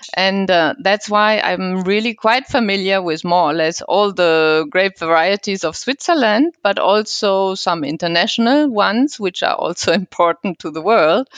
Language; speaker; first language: English; non-native, fluent; German